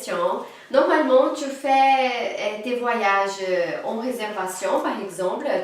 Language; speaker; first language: French; non-native, fluent; Portuguese